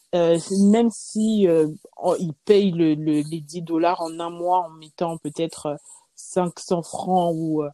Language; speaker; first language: French; native; French